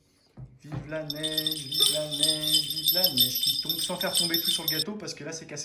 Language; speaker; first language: French; native; French